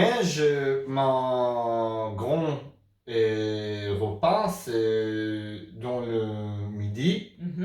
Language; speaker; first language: French; non-native, learner; Hebrew